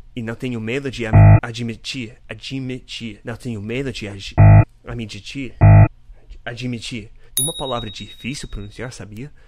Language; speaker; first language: Portuguese; non-native, fluent; English